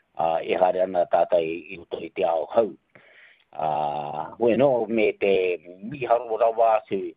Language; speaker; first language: Māori; native; Māori